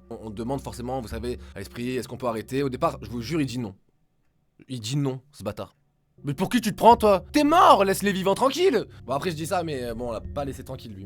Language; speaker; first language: French; native; French